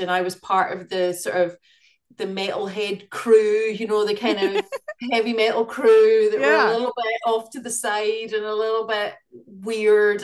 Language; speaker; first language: English; native; English